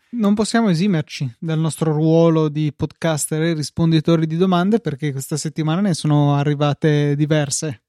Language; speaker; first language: Italian; native; Italian